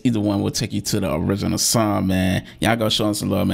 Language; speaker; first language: English; native; English